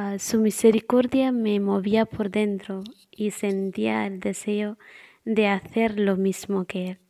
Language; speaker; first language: Spanish; non-native, fluent; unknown